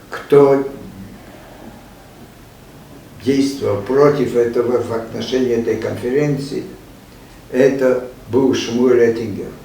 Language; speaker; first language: Russian; non-native, fluent; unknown